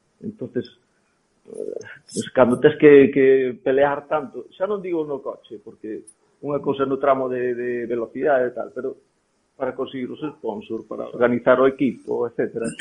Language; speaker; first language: Galician; native; Galician